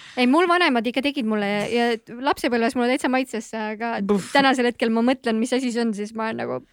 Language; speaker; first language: Estonian; native; Estonian